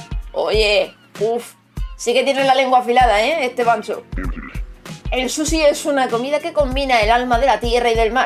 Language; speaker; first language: Spanish; native; Spanish